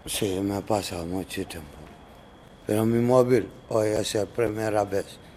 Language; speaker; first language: Spanish; non-native, learner; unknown